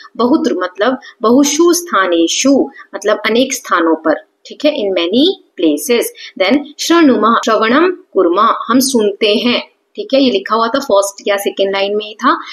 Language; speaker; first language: Hindi; native; Hindi